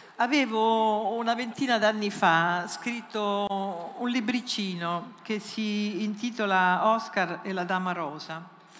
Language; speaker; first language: Italian; non-native, fluent; French